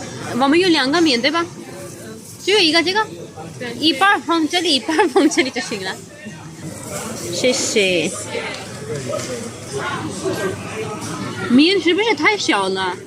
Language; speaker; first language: Chinese; non-native, learner; Urdu